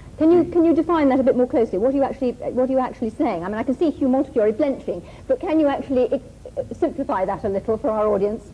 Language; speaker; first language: English; native; English